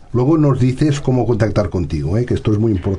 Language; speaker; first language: Spanish; non-native, local second language; Catalan